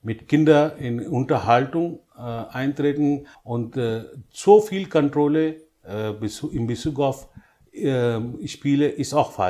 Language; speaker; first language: German; non-native, learner; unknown